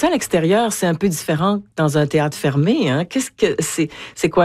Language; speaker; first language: French; native; French